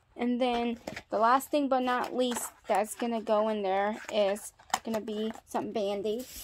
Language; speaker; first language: English; native; English